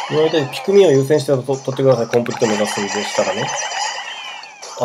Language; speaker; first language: Japanese; native; Japanese